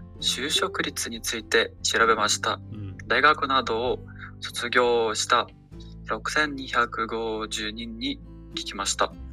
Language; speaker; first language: Japanese; non-native, learner; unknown